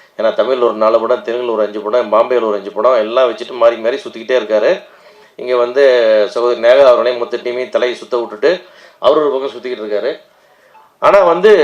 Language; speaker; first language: Tamil; native; Tamil